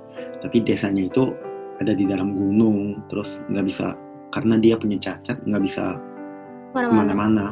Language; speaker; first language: Indonesian; non-native, fluent; Japanese